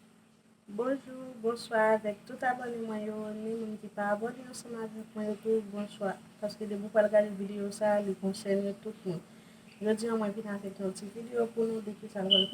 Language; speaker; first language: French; non-native, learner; Haitian Creole